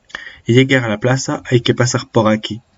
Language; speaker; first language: Spanish; non-native, learner; French